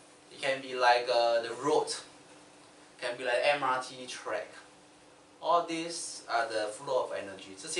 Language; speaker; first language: English; non-native, local second language; Chinese